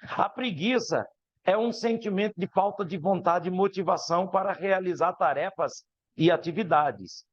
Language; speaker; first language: Portuguese; native; Portuguese